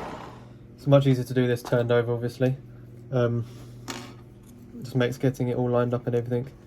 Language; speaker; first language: English; native; English